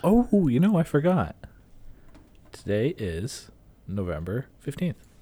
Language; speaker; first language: English; native; English